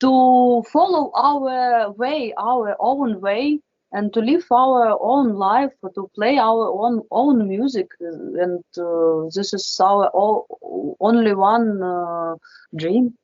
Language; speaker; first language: English; non-native, fluent; Russian